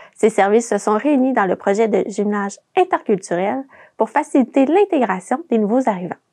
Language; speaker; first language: French; native; French